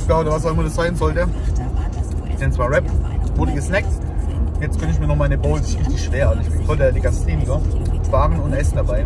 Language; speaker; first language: German; native; German